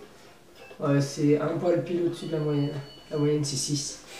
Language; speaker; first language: French; native; French